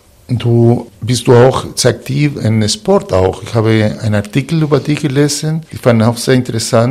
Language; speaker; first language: German; non-native, fluent; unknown